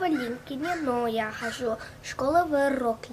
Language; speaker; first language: Russian; early bilingual, heritage; Russian